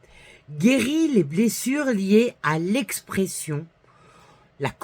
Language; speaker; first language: French; native; French